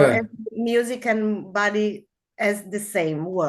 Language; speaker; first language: English; non-native, learner; Spanish